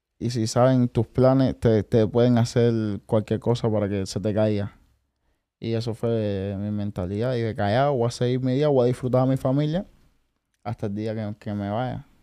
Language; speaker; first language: Spanish; native; Spanish